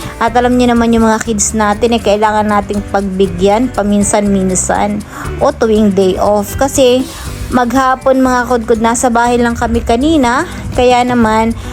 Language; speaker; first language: Filipino; native; Filipino